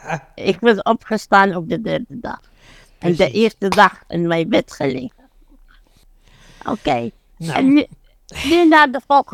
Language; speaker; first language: Dutch; non-native, fluent; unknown